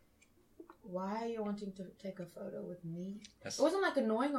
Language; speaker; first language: English; native; English